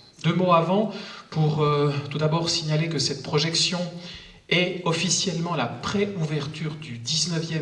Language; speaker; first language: French; native; French